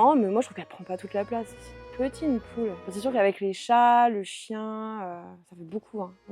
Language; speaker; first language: French; native; French